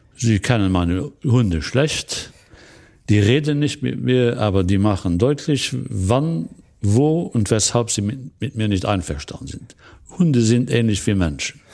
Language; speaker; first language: German; non-native, local second language; Luxembourgish